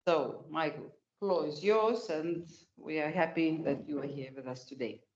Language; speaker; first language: English; non-native, fluent; Lithuanian